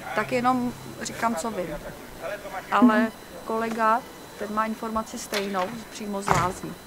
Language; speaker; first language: Czech; native; Czech